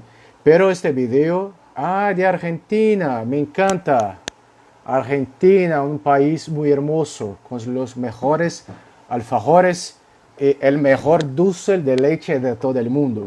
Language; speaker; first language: Spanish; non-native, local second language; Portuguese